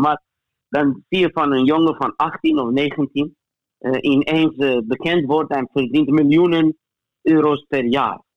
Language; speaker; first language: Dutch; non-native, fluent; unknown